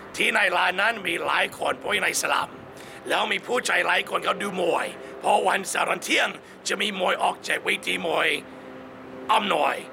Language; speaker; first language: Thai; non-native, fluent; English